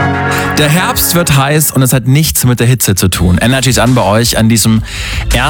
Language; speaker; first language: German; native; German